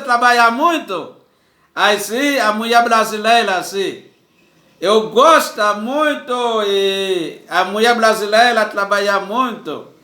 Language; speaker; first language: Portuguese; non-native, learner; Haitian Creole